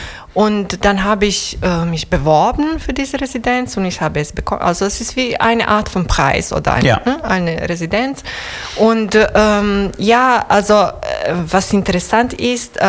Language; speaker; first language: German; non-native, fluent; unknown